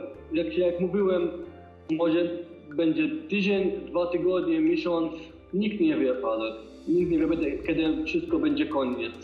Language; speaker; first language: Polish; non-native, fluent; Arabic